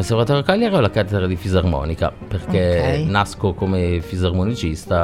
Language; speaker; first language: Italian; native; Italian